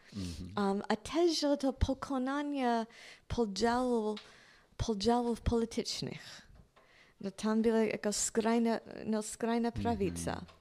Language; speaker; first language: Polish; non-native, fluent; English